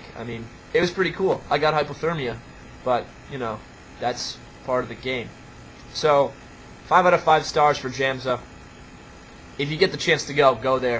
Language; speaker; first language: English; native; English